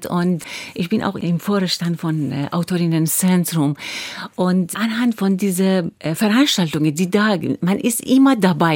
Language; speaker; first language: German; non-native, fluent; Persian